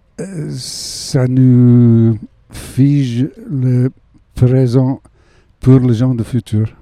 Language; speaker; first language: French; non-native, fluent; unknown